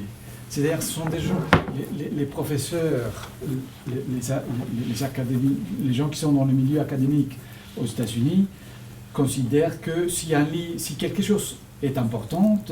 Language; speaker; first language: French; non-native, fluent; Spanish